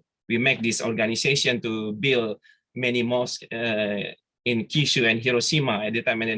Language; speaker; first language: English; non-native, fluent; Indonesian